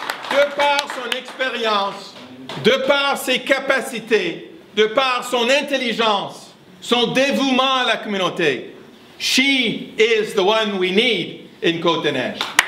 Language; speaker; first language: French; non-native, fluent; English